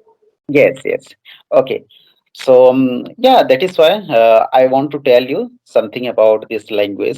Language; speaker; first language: English; non-native, fluent; Odia